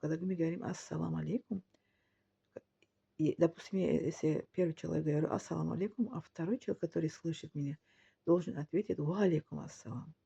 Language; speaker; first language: Russian; non-native, learner; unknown